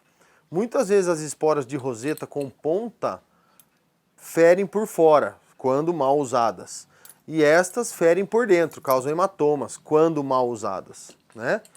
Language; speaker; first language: Portuguese; native; Portuguese